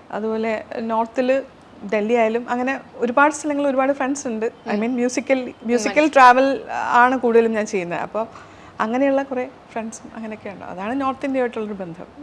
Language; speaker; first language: Malayalam; non-native, local second language; Urdu